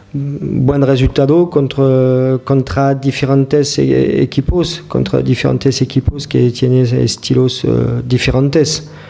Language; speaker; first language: Spanish; non-native, fluent; French